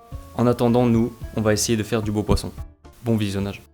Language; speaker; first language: French; native; French